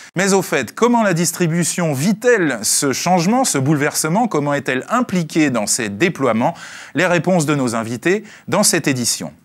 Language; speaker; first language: French; native; French